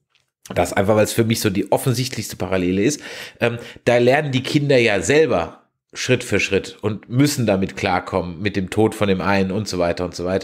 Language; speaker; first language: German; native; German